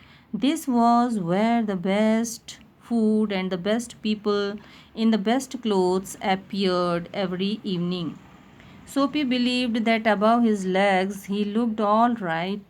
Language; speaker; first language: English; non-native, local second language; Hindi